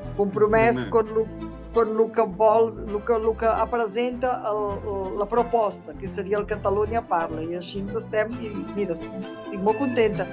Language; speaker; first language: Catalan; non-native, fluent; Spanish